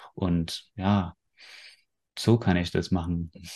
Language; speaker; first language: German; non-native, fluent; English